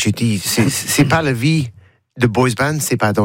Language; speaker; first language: French; non-native, learner; English